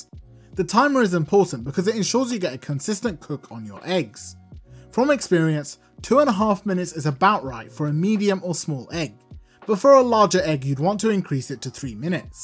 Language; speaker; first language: English; native; English